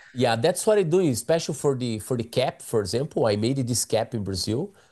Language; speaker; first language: English; non-native, learner; Portuguese